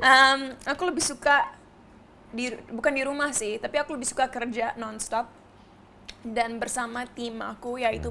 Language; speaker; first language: Indonesian; early bilingual, heritage; Indonesian